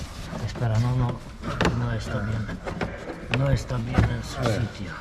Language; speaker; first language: Spanish; non-native, fluent; Polish